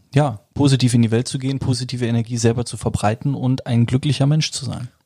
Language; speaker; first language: German; native; German